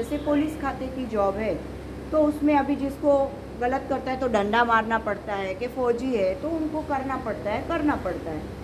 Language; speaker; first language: Hindi; non-native, local second language; Marathi